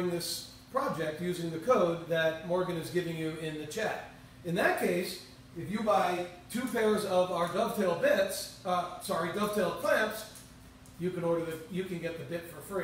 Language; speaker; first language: English; native; English